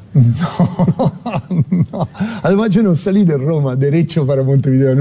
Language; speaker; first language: Spanish; non-native, fluent; Italian